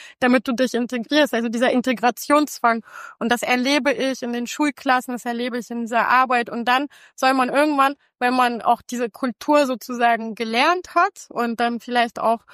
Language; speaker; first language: German; non-native, fluent; Russian